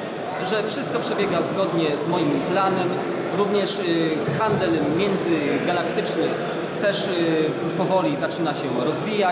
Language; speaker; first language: Polish; native; Polish